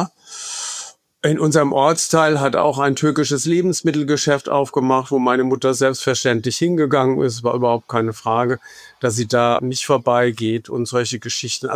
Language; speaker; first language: German; native; German